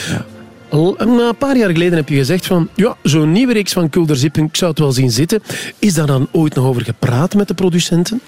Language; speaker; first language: Dutch; native; Dutch